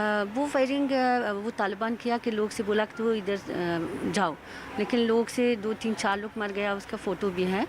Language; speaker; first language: Hindi; non-native, learner; Persian